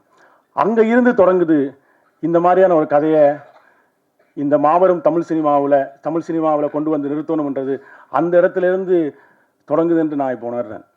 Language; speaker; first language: Tamil; native; Tamil